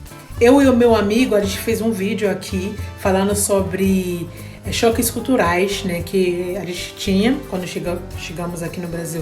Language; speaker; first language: Portuguese; non-native, fluent; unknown